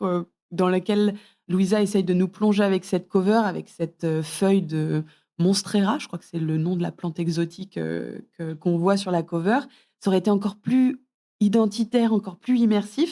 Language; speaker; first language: French; native; French